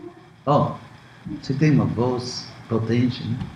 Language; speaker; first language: Portuguese; non-native, fluent; English